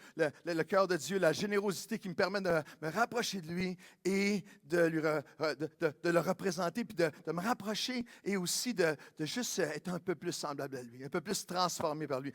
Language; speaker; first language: French; native; French